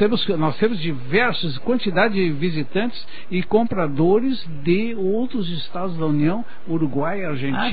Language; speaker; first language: Portuguese; native; Portuguese